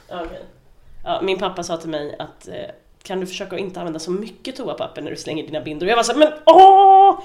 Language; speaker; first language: Swedish; native; Swedish